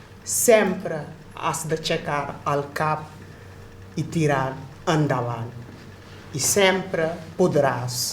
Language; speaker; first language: Catalan; non-native, fluent; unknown